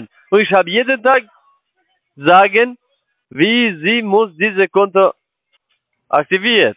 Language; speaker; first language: German; non-native, learner; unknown